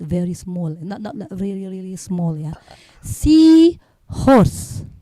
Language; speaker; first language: English; non-native, learner; Indonesian